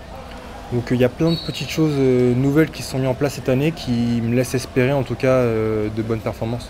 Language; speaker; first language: French; native; French